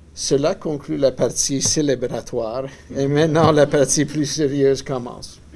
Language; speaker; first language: French; native; French